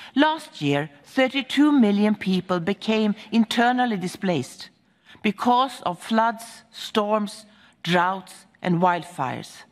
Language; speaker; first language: English; non-native, fluent; Swedish